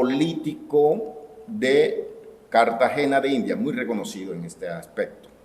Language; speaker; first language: Spanish; native; Spanish